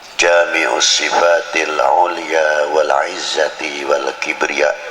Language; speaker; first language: Indonesian; non-native, local second language; Javanese